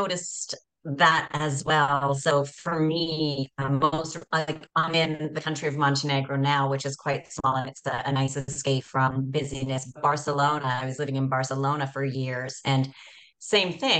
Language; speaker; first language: English; native; English